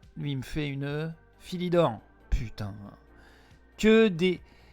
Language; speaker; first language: French; native; French